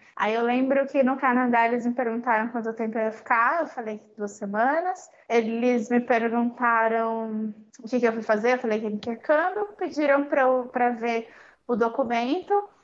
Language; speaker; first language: Portuguese; native; Portuguese